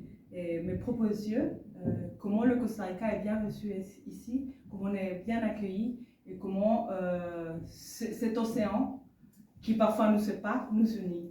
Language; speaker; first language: French; non-native, fluent; Spanish